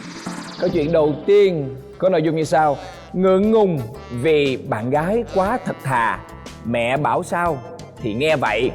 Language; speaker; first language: Vietnamese; native; Vietnamese